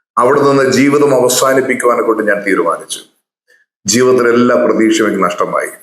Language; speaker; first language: Malayalam; native; Malayalam